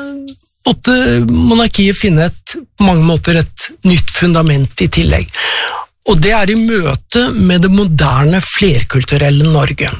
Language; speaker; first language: Norwegian; native; Norwegian